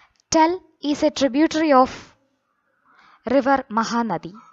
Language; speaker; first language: English; non-native, local second language; Malayalam